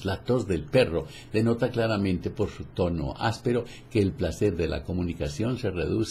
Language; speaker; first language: Spanish; native; Spanish